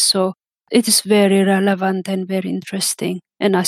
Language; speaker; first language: English; non-native, fluent; Amharic